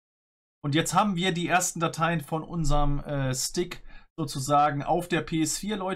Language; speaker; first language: German; native; German